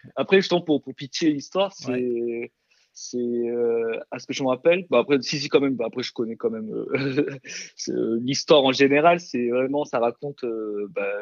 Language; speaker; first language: French; early bilingual, other home language; Korean